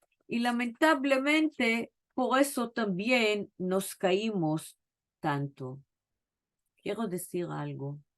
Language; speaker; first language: Spanish; non-native, fluent; Hebrew